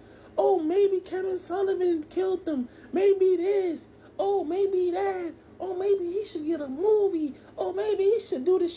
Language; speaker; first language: English; native; English